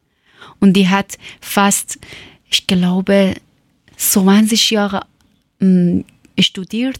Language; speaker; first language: German; non-native, learner; Persian